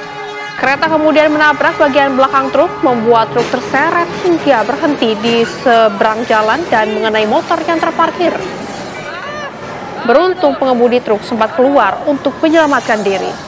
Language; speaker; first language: Indonesian; native; Indonesian